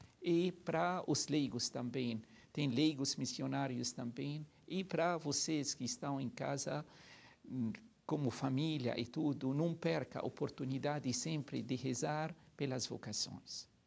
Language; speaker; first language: Portuguese; non-native, fluent; Arabic